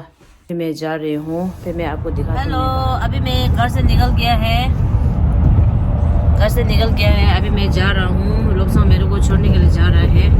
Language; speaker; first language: Hindi; non-native, local second language; Tibetan